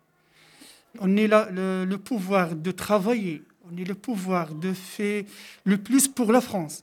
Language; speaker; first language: French; non-native, local second language; Arabic